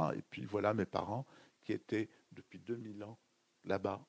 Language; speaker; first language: French; native; French